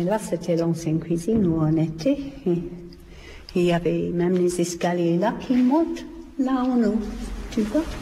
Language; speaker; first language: French; non-native, fluent; English